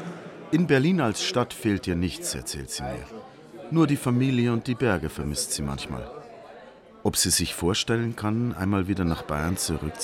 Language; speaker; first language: German; native; German